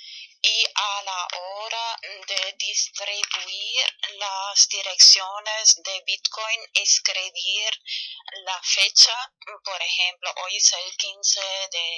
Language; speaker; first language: Spanish; non-native, fluent; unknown